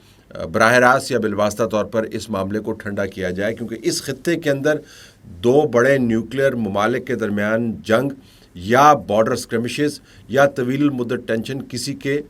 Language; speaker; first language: Urdu; native; Urdu